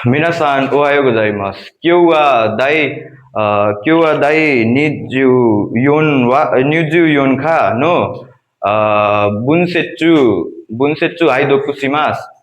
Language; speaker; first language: Japanese; non-native, learner; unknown